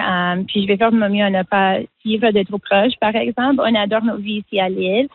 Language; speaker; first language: French; native; French